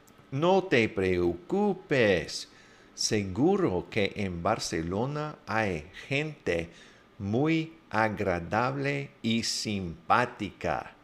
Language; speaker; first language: Spanish; non-native, fluent; English